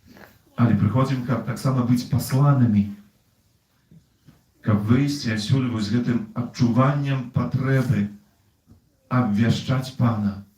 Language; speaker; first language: Belarusian; non-native, fluent; Ukrainian